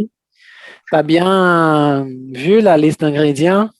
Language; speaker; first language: French; non-native, fluent; Portuguese